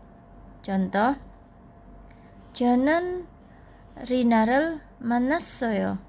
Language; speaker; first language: Korean; non-native, fluent; Indonesian